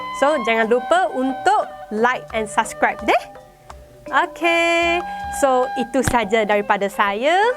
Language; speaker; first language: Malay; non-native, local second language; Chinese